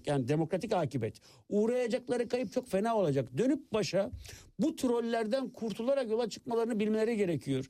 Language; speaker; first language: Turkish; native; Turkish